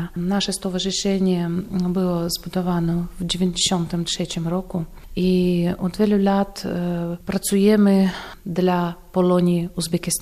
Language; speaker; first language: Polish; non-native, fluent; Russian